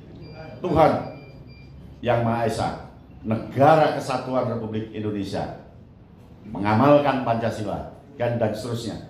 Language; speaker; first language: Indonesian; native; Indonesian